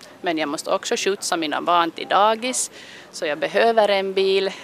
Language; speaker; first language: Swedish; non-native, local second language; Finnish